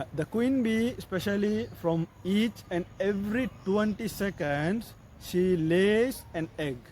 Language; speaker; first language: English; non-native, local second language; Tamil